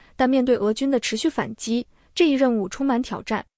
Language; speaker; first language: Chinese; native; Chinese